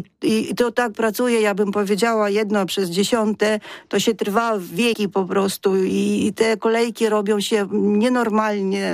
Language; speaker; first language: Polish; non-native, fluent; Ukrainian